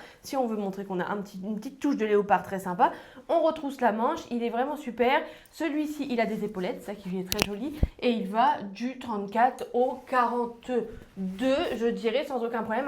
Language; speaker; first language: French; native; French